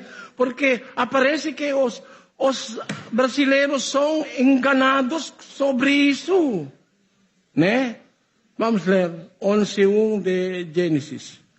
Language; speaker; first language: Portuguese; non-native, learner; Filipino